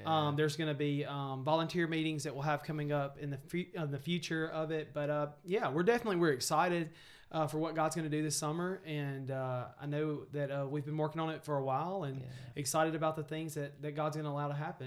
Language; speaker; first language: English; native; English